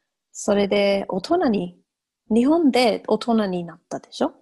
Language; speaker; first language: Japanese; non-native, fluent; English